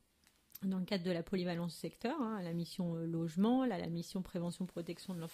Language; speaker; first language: French; native; French